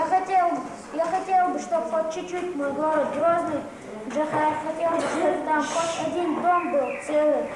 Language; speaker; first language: Russian; non-native, local second language; Chechen